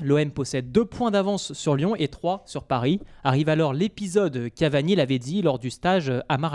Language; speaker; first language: French; native; French